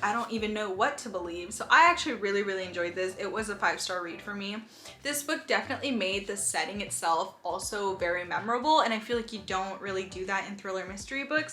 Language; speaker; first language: English; native; English